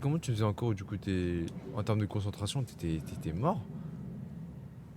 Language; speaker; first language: French; native; French